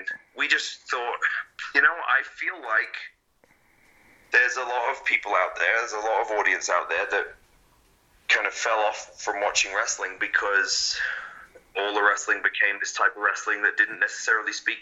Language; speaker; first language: English; native; English